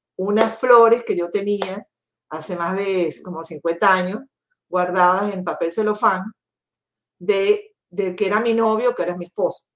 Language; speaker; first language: Spanish; native; Spanish